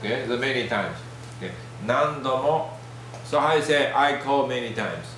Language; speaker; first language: English; non-native, fluent; Japanese